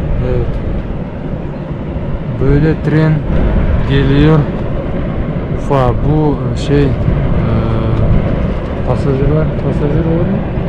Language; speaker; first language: Turkish; non-native, learner; Bashkir